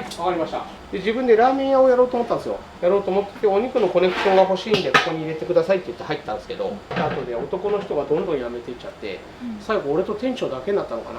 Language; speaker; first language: Japanese; native; Japanese